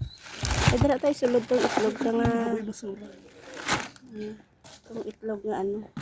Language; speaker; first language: Filipino; non-native, local second language; Hiligaynon